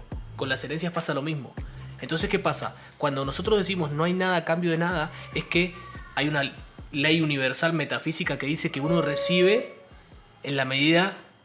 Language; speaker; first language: Spanish; native; Spanish